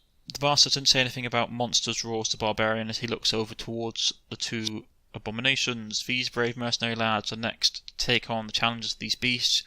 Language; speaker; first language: English; native; English